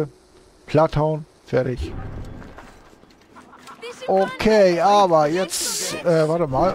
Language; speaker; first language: German; native; German